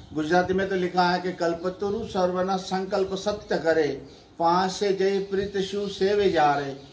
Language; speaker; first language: Hindi; non-native, local second language; Gujarati